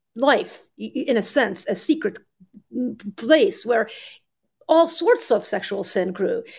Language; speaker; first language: English; early bilingual, other home language; Arabic